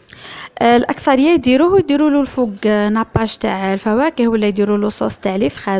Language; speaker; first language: Arabic; native; Arabic